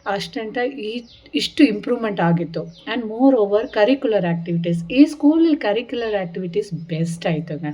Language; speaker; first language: Kannada; non-native, local second language; Telugu